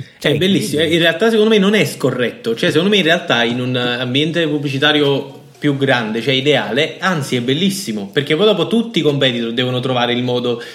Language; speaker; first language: Italian; native; Italian